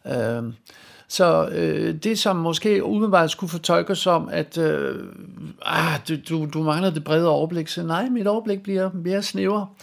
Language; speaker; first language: Danish; non-native, fluent; Dutch